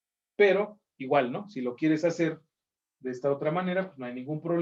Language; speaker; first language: Spanish; native; Spanish